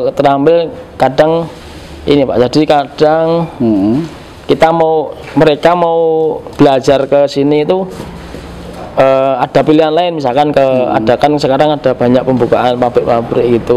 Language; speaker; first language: Indonesian; native; Indonesian